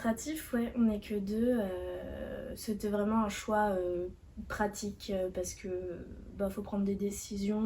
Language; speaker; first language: French; native; French